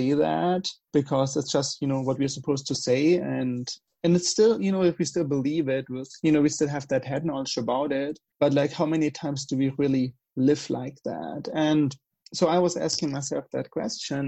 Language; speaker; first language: English; non-native, fluent; German